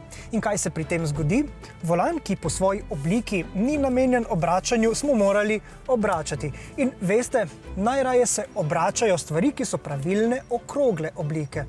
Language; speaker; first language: Slovenian; native; Slovenian